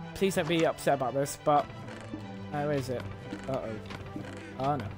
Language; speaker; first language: English; native; English